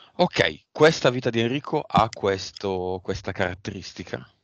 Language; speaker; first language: Italian; native; Italian